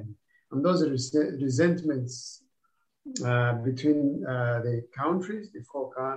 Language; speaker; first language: English; non-native, local second language; Kinyarwanda